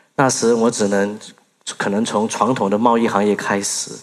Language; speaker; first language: Chinese; early bilingual, other home language; Burmese